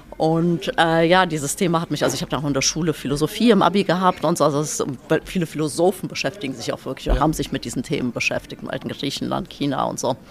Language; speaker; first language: German; early bilingual, other home language; Polish